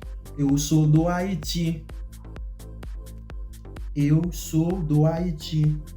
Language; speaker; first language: Portuguese; non-native, learner; Haitian Creole